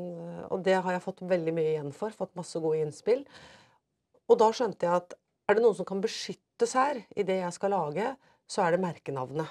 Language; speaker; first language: Norwegian; native; Norwegian